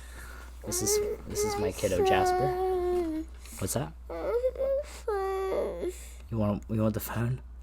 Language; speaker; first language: English; native; English